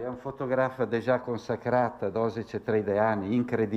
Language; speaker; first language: Romanian; non-native, learner; Italian